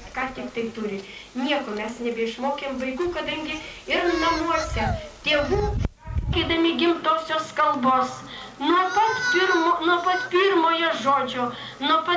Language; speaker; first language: Lithuanian; native; Lithuanian